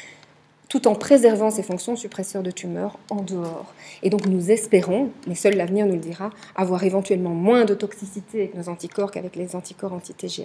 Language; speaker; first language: French; native; French